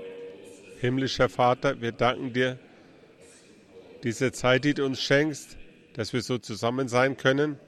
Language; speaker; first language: German; early bilingual, heritage; German